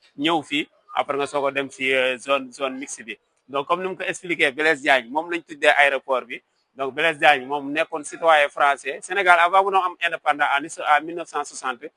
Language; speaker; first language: Wolof; non-native, local second language; Serer